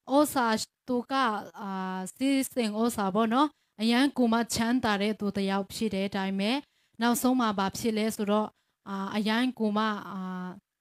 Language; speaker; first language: Burmese; non-native, local second language; Tedim Chin